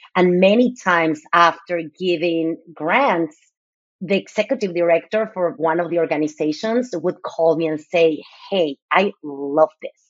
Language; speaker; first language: English; non-native, fluent; Spanish